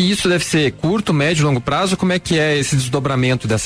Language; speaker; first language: Portuguese; native; Portuguese